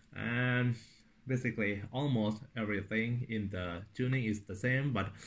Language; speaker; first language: English; non-native, fluent; Thai